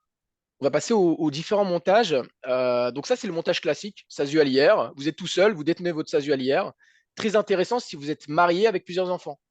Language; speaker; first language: French; native; French